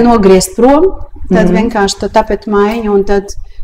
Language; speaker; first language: Latvian; early bilingual, heritage; Latvian